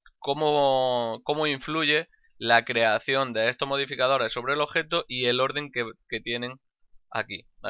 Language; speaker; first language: Spanish; native; Spanish